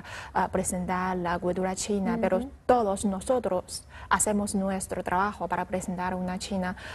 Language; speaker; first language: Spanish; non-native, learner; Chinese